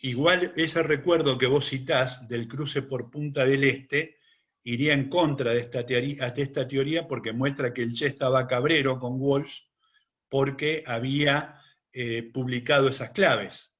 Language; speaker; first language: Spanish; native; Spanish